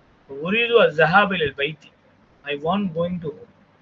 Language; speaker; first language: English; non-native, local second language; Tamil